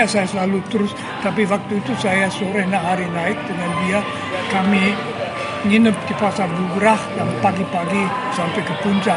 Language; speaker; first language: Indonesian; non-native, fluent; German